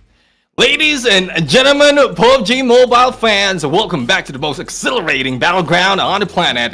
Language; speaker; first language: English; non-native, local second language; Filipino